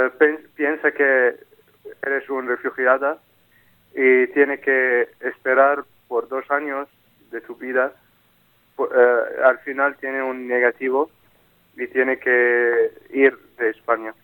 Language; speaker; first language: Spanish; non-native, learner; Arabic